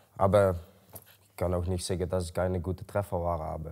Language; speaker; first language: German; non-native, learner; Dutch